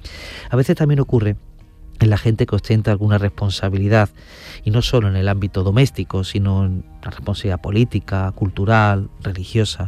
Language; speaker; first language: Spanish; native; Spanish